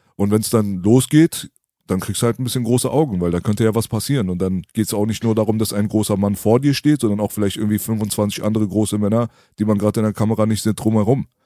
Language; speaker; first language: German; early bilingual, other home language; Persian